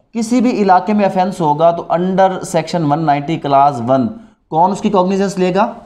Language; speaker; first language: Urdu; non-native, local second language; Punjabi